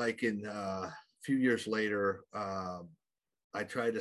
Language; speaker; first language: English; native; English